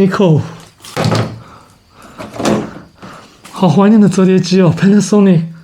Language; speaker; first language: Chinese; native; Chinese